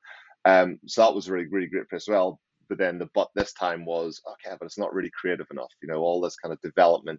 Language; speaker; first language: English; native; English